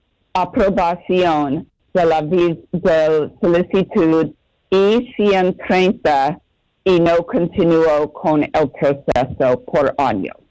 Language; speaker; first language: Spanish; non-native, learner; English